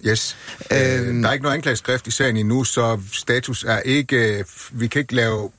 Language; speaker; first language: Danish; native; Danish